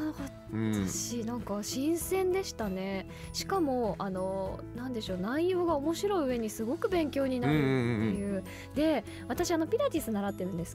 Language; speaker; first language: Japanese; native; Japanese